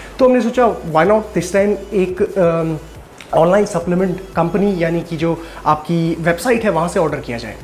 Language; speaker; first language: Hindi; native; Hindi